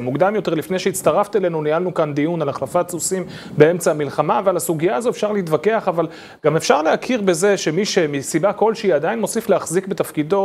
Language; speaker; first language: Hebrew; native; Hebrew